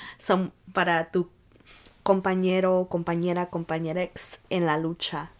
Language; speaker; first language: Spanish; early bilingual, heritage; Spanish